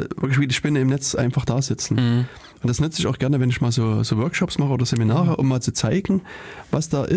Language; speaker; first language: German; native; German